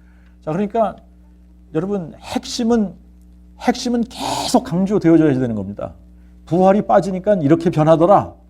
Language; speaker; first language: Korean; native; Korean